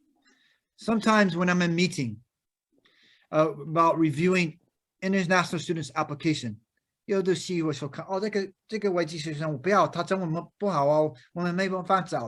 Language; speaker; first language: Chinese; non-native, fluent; English